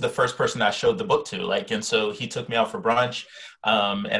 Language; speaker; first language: English; native; English